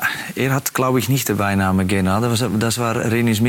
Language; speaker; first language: German; non-native, fluent; Dutch